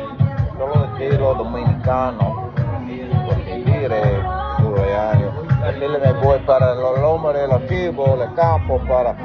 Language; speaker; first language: Spanish; non-native, learner; English